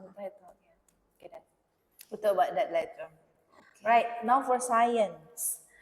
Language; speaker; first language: English; non-native, local second language; Indonesian